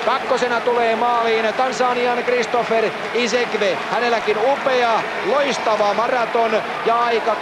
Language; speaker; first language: Finnish; native; Finnish